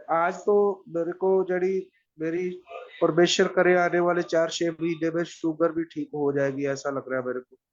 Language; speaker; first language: Hindi; non-native, local second language; Punjabi